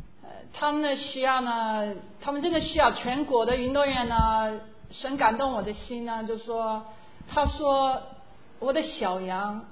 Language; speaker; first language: Chinese; non-native, fluent; English